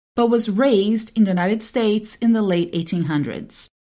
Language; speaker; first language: English; non-native, fluent; Portuguese